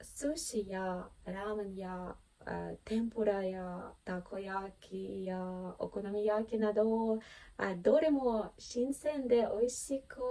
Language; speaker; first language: Japanese; non-native, fluent; Ukrainian